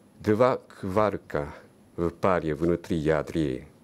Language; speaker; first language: Russian; non-native, learner; Japanese